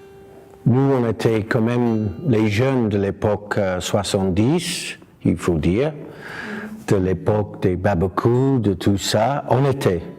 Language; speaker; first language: French; non-native, fluent; English